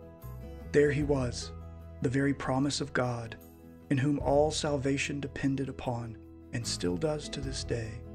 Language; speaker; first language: English; native; English